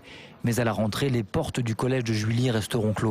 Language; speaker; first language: French; native; French